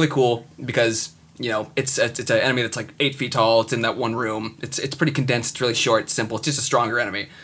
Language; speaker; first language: English; native; English